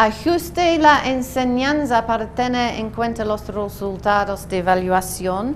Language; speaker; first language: Spanish; non-native, learner; English